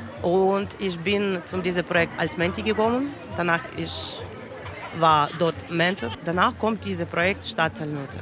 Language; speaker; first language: German; non-native, learner; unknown